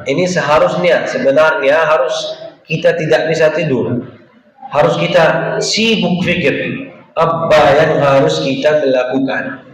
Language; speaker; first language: Indonesian; non-native, fluent; Arabic